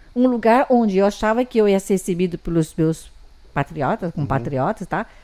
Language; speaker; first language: Portuguese; early bilingual, other home language; Chinese